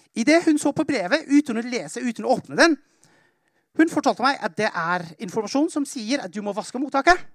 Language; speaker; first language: Norwegian; non-native, fluent; Persian